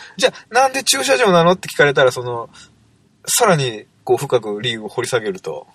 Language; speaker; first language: Japanese; native; Japanese